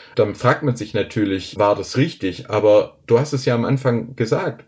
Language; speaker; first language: German; native; German